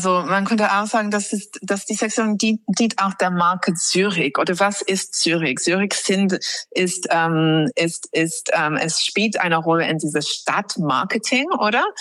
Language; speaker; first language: German; non-native, fluent; English